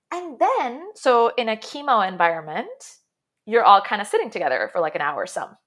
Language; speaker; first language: English; non-native, fluent; Arabic